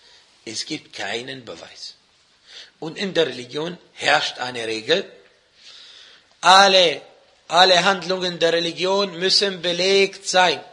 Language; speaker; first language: German; non-native, fluent; Arabic